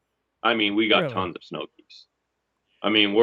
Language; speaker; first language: English; native; English